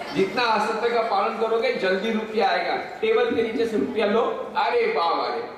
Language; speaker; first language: Hindi; non-native, local second language; Gujarati